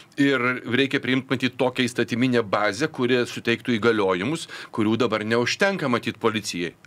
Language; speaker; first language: Lithuanian; native; Lithuanian